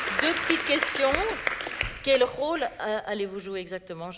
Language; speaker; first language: French; native; French